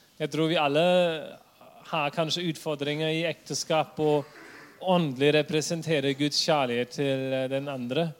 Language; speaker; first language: Norwegian; non-native, fluent; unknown